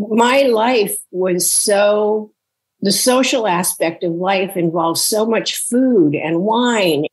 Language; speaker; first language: English; native; English